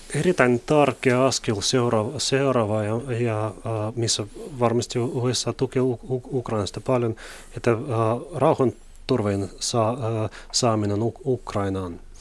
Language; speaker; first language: Finnish; non-native, fluent; Russian